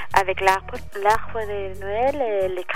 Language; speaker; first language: French; non-native, learner; Spanish